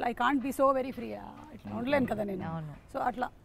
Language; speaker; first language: Telugu; native; Telugu